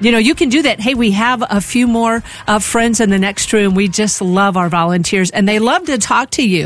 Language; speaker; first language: English; native; English